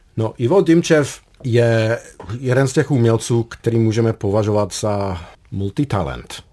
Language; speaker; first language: Czech; non-native, fluent; English